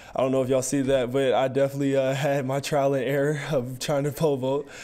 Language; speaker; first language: English; native; English